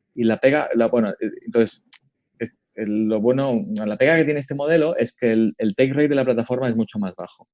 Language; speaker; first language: Spanish; native; Spanish